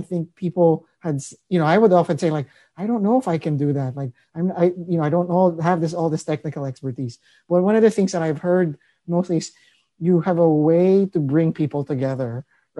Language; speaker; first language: English; non-native, local second language; Filipino